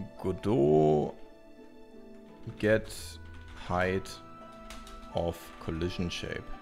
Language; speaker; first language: English; non-native, fluent; German